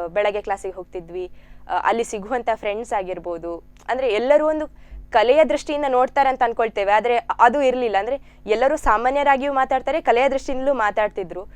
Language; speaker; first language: Kannada; non-native, local second language; Tulu